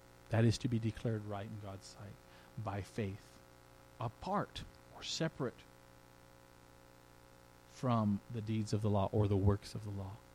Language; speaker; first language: English; native; English